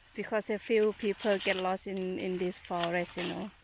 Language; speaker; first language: English; non-native, fluent; Thai